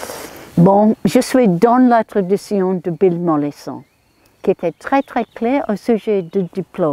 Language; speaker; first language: French; non-native, learner; English